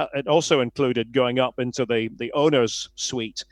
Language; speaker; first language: English; native; English